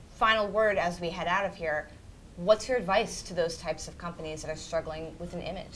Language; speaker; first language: English; native; English